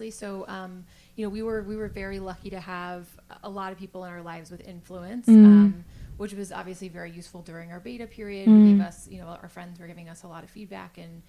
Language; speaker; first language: English; native; English